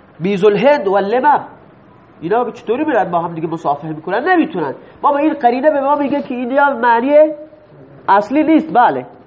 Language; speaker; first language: Persian; non-native, local second language; Baluchi